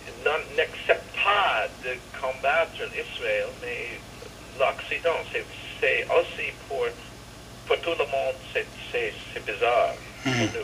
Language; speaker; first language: French; non-native, fluent; English